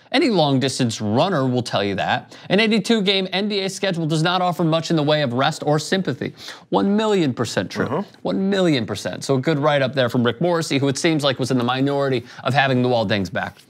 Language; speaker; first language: English; native; English